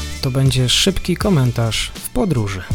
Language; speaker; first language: Polish; native; Polish